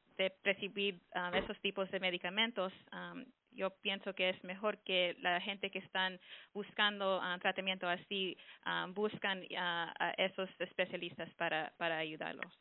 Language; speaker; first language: Spanish; early bilingual, heritage; English